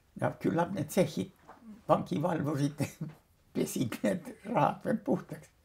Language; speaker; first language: Estonian; native; Estonian